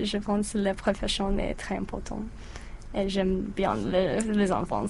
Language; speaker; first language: French; non-native, learner; English